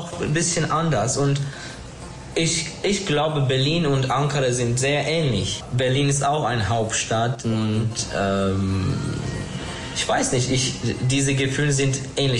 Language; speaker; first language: German; non-native, learner; Turkish